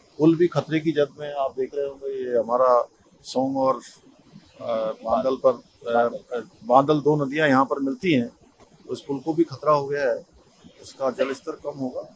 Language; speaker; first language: Hindi; native; Hindi